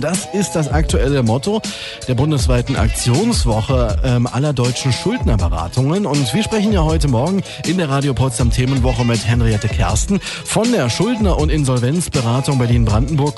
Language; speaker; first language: German; native; German